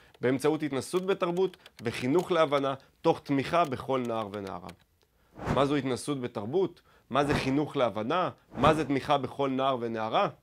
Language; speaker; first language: Hebrew; native; Hebrew